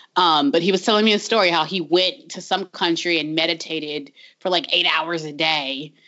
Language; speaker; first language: English; native; English